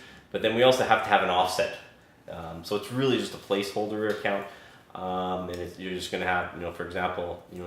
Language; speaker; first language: English; native; English